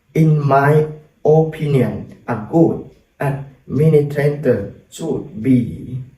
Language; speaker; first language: English; non-native, learner; Thai